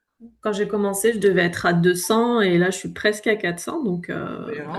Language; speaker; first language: French; native; French